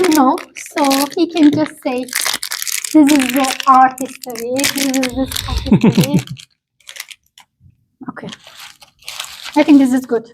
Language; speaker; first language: English; non-native, learner; Turkish